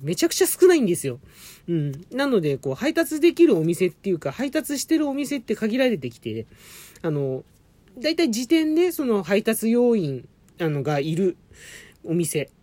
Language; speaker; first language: Japanese; native; Japanese